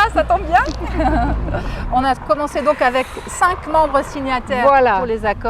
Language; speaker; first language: French; native; French